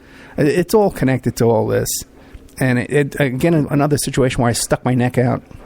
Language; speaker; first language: English; native; English